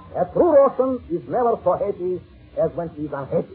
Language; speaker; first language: English; non-native, fluent; Russian